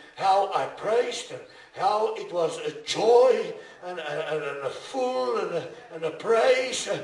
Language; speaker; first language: English; non-native, local second language; Afrikaans